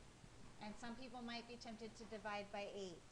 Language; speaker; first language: English; native; English